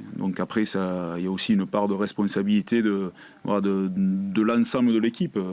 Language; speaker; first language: French; native; French